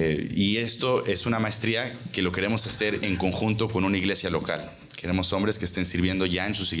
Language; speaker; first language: Spanish; native; Spanish